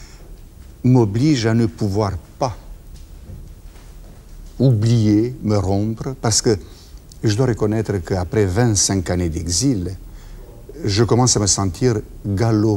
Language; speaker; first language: French; non-native, fluent; Romanian